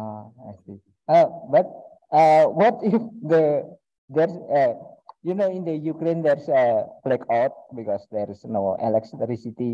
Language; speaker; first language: English; non-native, learner; Indonesian